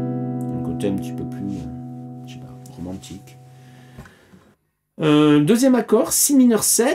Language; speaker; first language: French; native; French